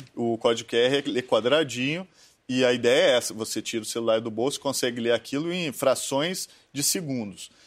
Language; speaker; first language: Portuguese; native; Portuguese